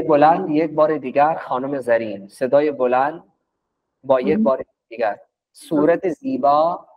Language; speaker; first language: Persian; non-native, fluent; Urdu